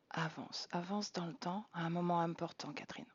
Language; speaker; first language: French; native; French